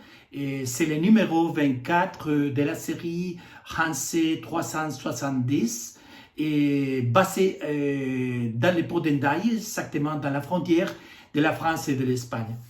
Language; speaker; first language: French; non-native, fluent; Spanish